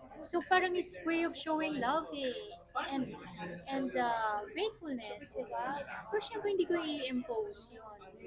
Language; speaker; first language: Filipino; native; Filipino